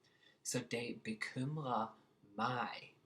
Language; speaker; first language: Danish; non-native, learner; English